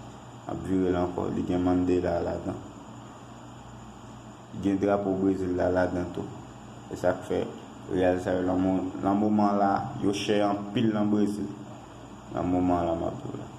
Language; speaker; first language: French; non-native, learner; Haitian Creole